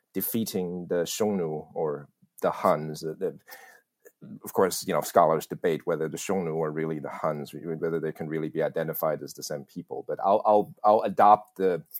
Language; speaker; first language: English; early bilingual, other home language; Chinese